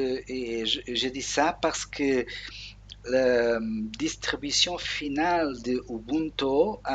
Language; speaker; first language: French; non-native, learner; Portuguese